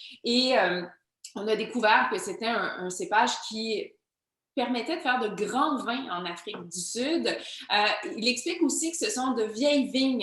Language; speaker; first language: French; native; French